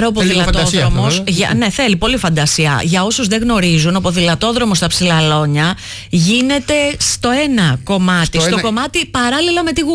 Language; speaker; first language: Greek; native; Greek